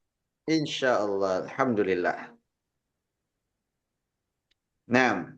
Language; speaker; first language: Arabic; non-native, fluent; Indonesian